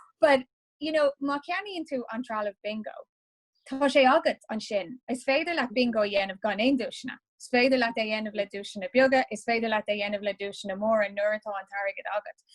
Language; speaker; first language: Irish; non-native, local second language; English